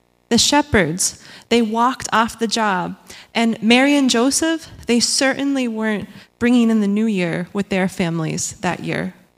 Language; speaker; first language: English; native; English